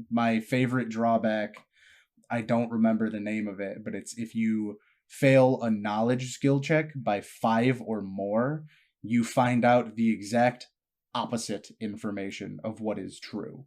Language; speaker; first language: English; native; English